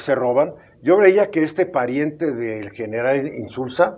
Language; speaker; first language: Spanish; native; Spanish